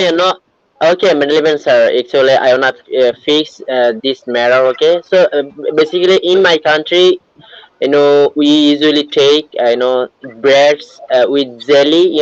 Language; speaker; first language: English; non-native, learner; Bangla